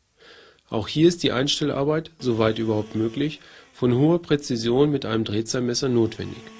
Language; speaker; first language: German; native; German